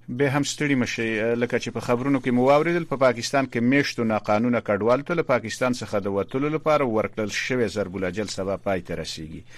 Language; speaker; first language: Pashto; native; Pashto